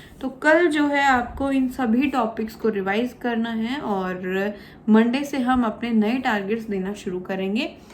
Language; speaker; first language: Hindi; native; Hindi